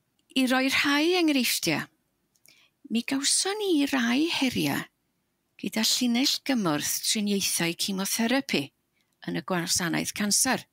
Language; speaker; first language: Welsh; native; Welsh